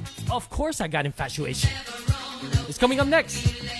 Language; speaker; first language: English; early bilingual, other home language; Spanish